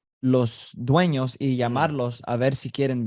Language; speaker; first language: Spanish; early bilingual, heritage; Spanish